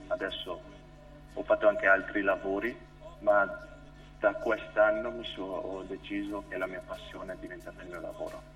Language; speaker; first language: Italian; early bilingual, other home language; Albanian